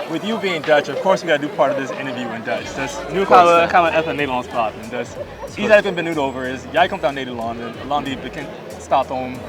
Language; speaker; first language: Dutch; non-native, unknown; English